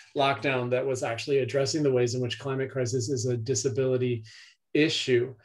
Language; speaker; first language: English; native; English